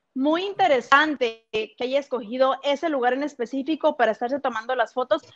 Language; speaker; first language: Spanish; early bilingual, heritage; Spanish